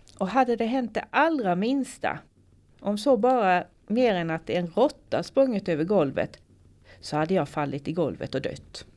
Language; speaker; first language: Swedish; native; Swedish